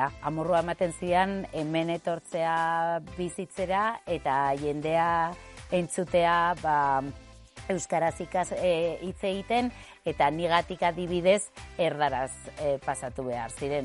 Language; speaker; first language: Basque; non-native, local second language; Spanish